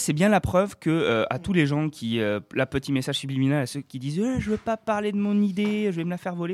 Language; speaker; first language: French; native; French